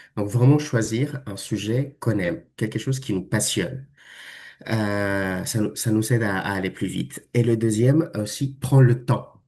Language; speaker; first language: French; non-native, fluent; Spanish